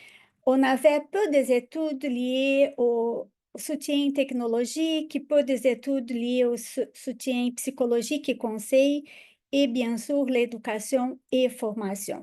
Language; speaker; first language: French; non-native, fluent; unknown